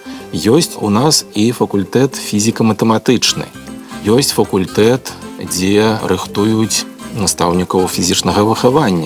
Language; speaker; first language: Belarusian; native; Belarusian